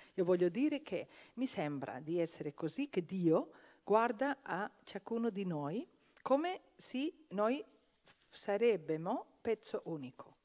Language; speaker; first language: Italian; non-native, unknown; Catalan